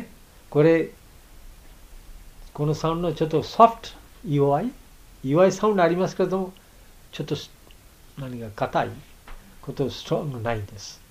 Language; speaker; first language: Japanese; non-native, learner; Bangla